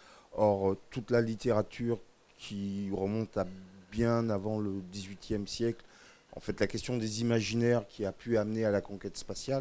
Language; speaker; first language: French; native; French